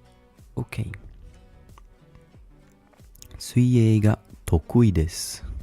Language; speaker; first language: Japanese; non-native, learner; English